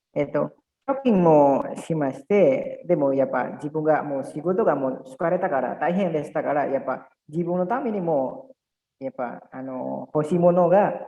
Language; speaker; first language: Japanese; non-native, learner; Indonesian